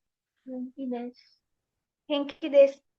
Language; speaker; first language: Japanese; non-native, learner; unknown